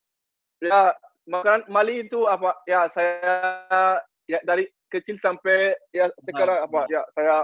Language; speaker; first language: Indonesian; non-native, learner; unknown